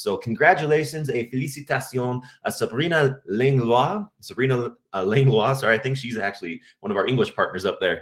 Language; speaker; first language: English; native; English